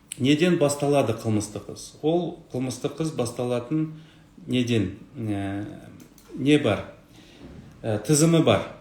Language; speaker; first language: Kazakh; non-native, local second language; Russian